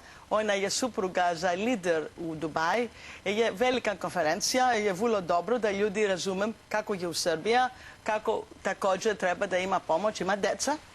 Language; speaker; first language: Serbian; non-native, learner; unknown